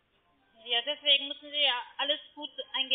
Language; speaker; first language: German; non-native, learner; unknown